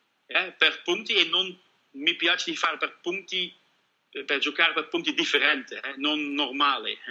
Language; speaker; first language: Italian; non-native, learner; Dutch